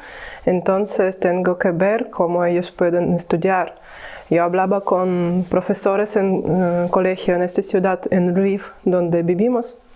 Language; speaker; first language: Spanish; non-native, learner; Ukrainian